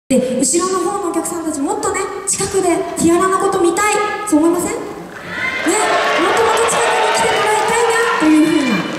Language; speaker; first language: Japanese; native; Japanese